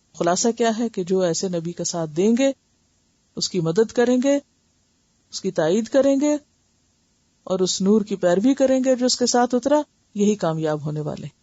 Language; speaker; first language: Urdu; native; Urdu